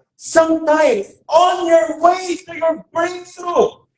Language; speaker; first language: English; non-native, local second language; Filipino